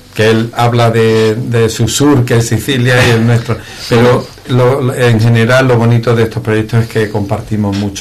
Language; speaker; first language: Spanish; native; Spanish